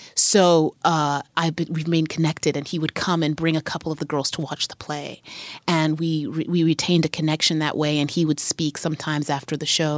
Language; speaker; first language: English; native; English